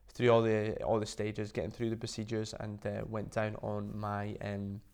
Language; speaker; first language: English; native; English